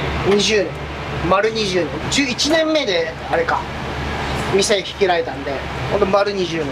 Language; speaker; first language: Japanese; native; Japanese